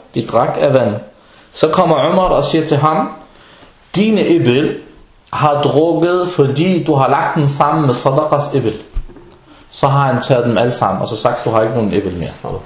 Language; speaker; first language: Danish; non-native, fluent; Arabic